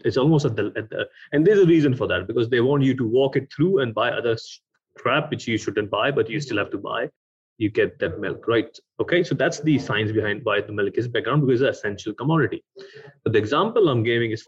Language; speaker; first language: English; non-native, local second language; Urdu